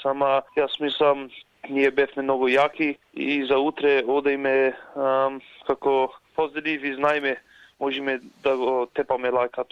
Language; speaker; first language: Macedonian; early bilingual, heritage; Macedonian